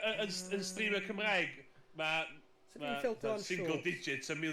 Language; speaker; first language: Welsh; native; Welsh